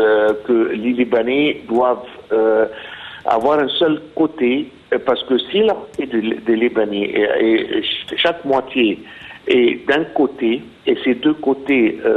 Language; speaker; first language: French; non-native, fluent; Arabic